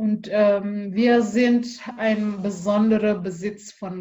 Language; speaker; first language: German; non-native, learner; Indonesian